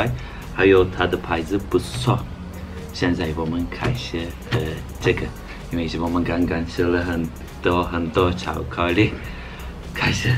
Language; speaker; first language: Chinese; non-native, fluent; Turkish